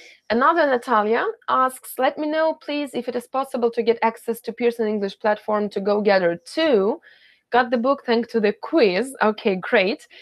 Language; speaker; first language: English; non-native, fluent; Ukrainian